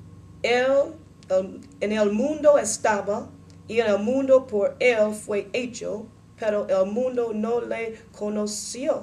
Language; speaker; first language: Spanish; non-native, learner; English